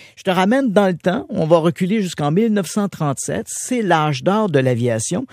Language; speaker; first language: French; native; French